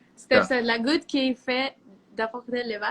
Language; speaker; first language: French; non-native, learner; Spanish